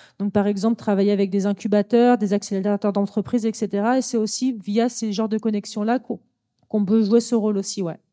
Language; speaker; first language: French; native; French